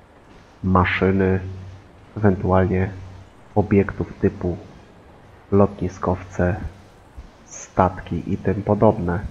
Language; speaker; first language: Polish; native; Polish